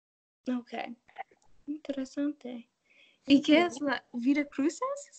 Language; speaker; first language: Spanish; non-native, learner; English